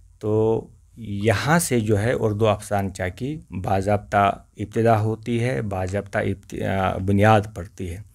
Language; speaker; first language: Urdu; non-native, local second language; Kashmiri